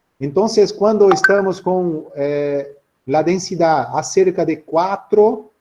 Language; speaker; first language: Spanish; non-native, learner; Portuguese